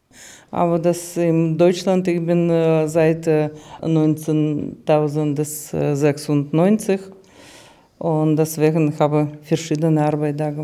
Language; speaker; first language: German; non-native, learner; Russian